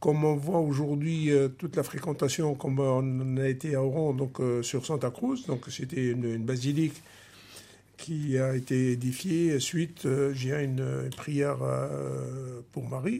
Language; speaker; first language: French; non-native, local second language; Arabic